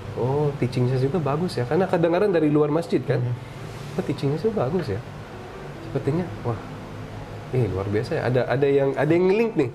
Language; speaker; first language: Indonesian; non-native, fluent; Filipino